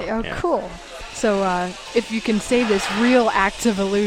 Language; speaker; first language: English; native; English